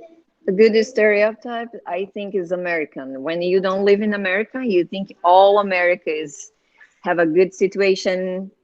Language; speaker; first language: English; non-native, learner; Portuguese